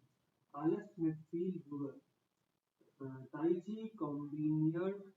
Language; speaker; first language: German; non-native, learner; Hindi